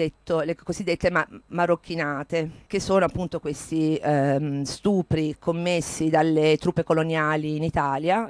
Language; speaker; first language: Italian; native; Italian